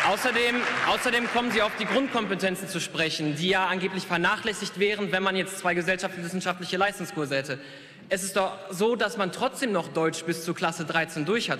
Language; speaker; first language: German; native; German